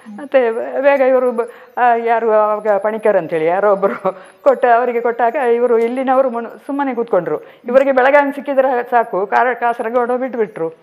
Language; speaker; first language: Kannada; non-native, local second language; Malayalam